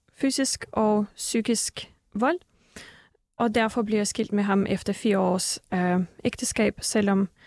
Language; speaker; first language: Danish; early bilingual, other home language; Russian